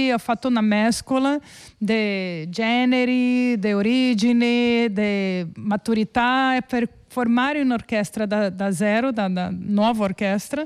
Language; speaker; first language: Italian; non-native, fluent; Portuguese